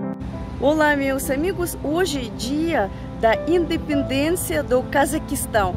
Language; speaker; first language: Portuguese; non-native, fluent; Russian